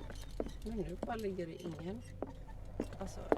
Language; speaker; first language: Swedish; native; Swedish